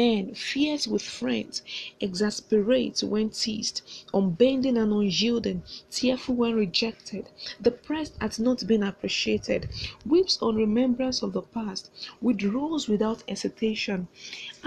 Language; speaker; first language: English; non-native, local second language; Yoruba